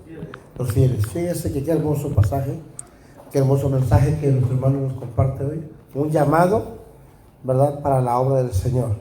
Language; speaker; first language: Spanish; native; Spanish